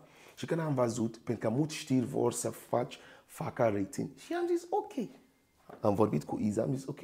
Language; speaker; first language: Romanian; non-native, fluent; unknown